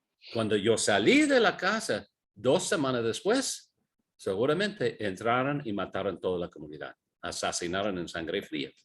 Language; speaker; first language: Spanish; non-native, fluent; English